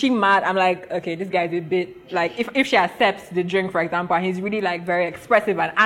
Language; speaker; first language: English; non-native, local second language; Igbo